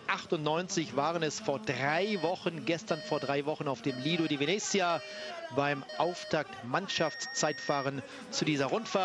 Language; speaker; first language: German; native; German